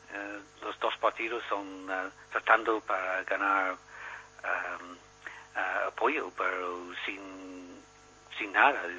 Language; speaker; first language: Spanish; non-native, learner; English